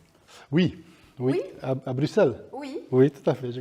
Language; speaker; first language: French; non-native, local second language; Dutch